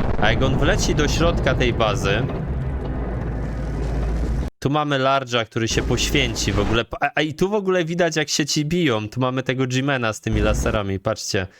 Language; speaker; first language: Polish; native; Polish